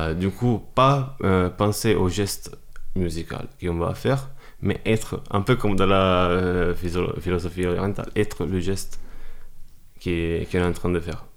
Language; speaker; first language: French; non-native, fluent; Italian